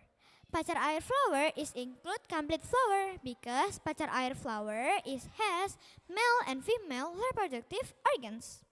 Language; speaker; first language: English; non-native, learner; Indonesian